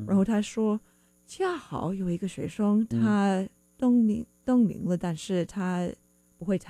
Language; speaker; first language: Chinese; non-native, learner; English